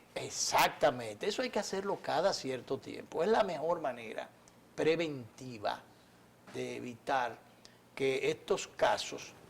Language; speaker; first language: Spanish; native; Spanish